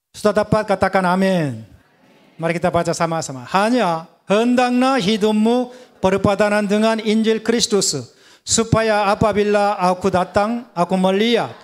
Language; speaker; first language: Indonesian; non-native, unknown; Korean